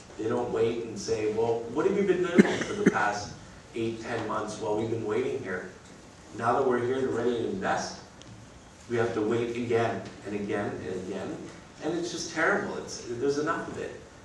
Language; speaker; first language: English; early bilingual, other home language; French